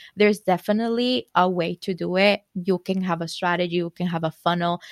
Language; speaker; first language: English; non-native, fluent; Spanish